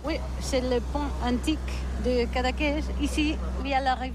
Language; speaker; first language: French; non-native, learner; Catalan